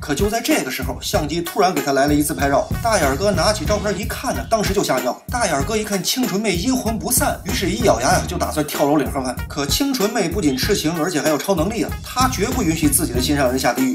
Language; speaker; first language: Chinese; native; Chinese